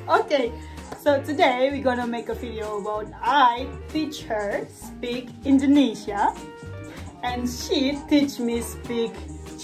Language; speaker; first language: English; non-native, learner; Indonesian